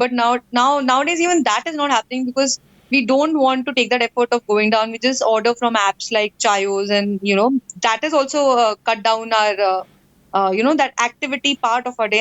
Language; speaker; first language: English; non-native, local second language; Hindi